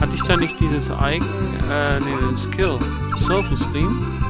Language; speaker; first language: German; native; German